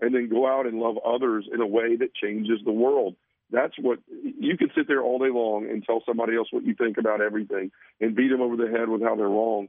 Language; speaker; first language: English; native; English